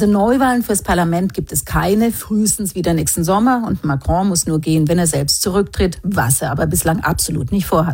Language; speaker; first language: German; native; German